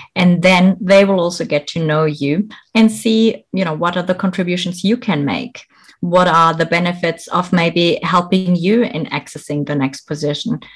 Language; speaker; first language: English; non-native, fluent; German